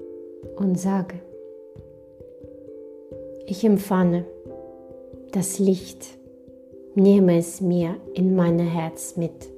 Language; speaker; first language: German; non-native, fluent; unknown